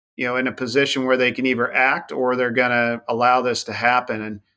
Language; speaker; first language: English; native; English